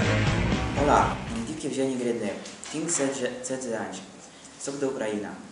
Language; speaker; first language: Catalan; non-native, learner; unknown